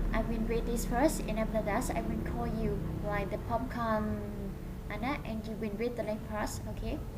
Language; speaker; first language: English; non-native, fluent; Vietnamese